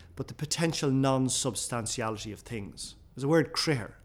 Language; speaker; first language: English; non-native, local second language; Irish